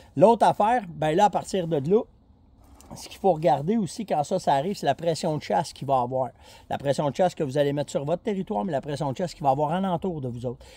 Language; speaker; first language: French; native; French